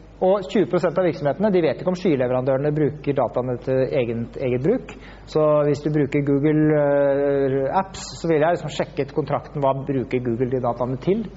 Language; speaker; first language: Norwegian; native; Norwegian